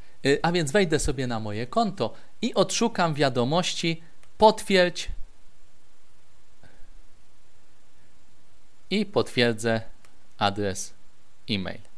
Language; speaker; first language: Polish; native; Polish